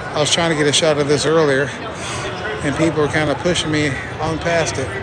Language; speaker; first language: English; native; English